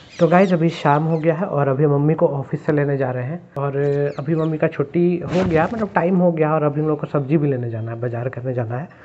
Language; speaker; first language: Hindi; native; Hindi